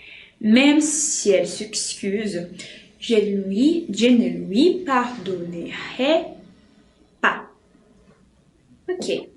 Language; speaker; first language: French; non-native, fluent; Portuguese